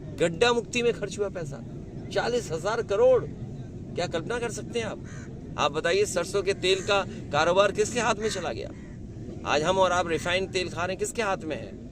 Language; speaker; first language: Hindi; native; Hindi